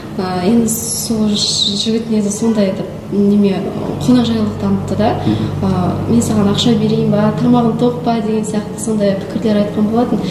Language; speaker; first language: Kazakh; non-native, local second language; Russian